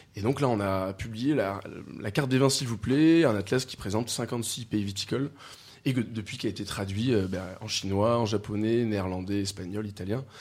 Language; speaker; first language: French; native; French